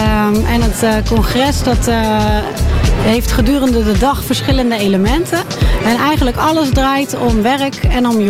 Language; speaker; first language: Dutch; native; Dutch